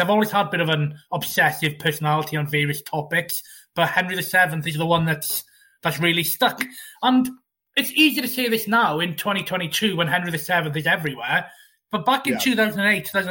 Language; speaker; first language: English; native; English